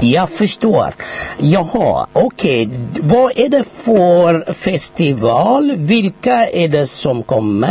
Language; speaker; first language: Swedish; non-native, fluent; Amharic